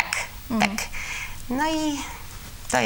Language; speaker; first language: Ukrainian; non-native, learner; Polish